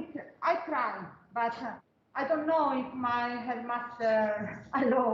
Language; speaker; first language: English; non-native, learner; Spanish